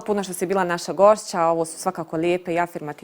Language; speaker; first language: Bosnian; native; Bosnian